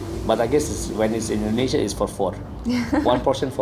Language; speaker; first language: English; non-native, learner; Indonesian